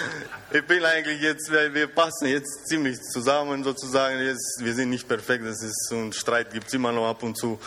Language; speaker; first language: German; non-native, fluent; Romanian